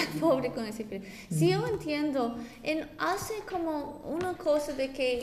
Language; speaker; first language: Spanish; non-native, fluent; English